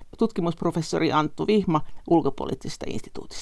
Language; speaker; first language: Finnish; native; Finnish